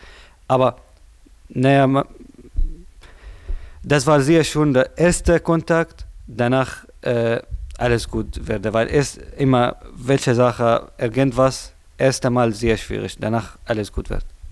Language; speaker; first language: German; non-native, learner; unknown